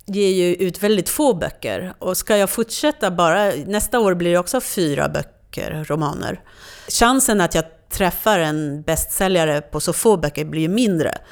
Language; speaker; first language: Swedish; non-native, fluent; French